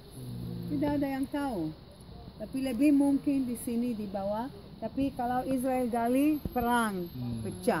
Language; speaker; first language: Indonesian; non-native, fluent; Hebrew